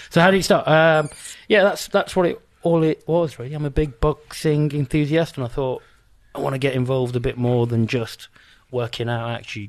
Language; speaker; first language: English; native; English